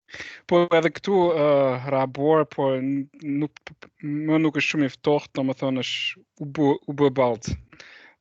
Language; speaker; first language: Albanian; non-native, fluent; German